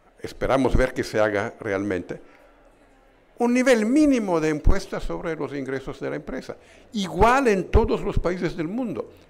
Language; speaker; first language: Spanish; non-native, fluent; Italian